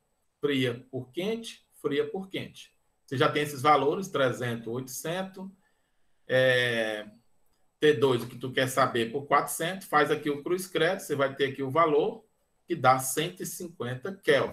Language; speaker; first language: Portuguese; native; Portuguese